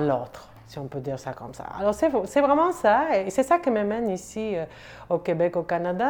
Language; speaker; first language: French; non-native, fluent; Spanish